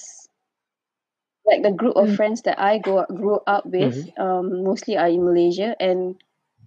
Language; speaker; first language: English; non-native, local second language; Malay